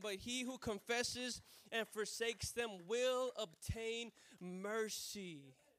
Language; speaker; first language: English; early bilingual, other home language; Spanish